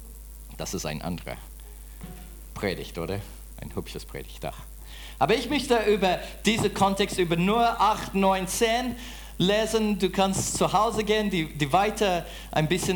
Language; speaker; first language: German; non-native, fluent; English